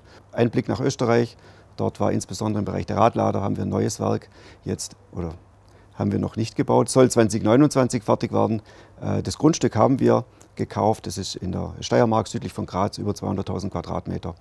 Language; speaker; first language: German; native; German